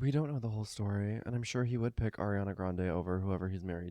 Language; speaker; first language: English; native; English